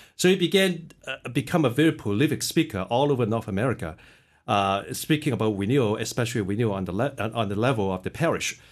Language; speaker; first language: English; early bilingual, other home language; Cantonese